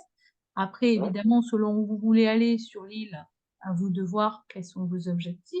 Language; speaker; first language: French; native; French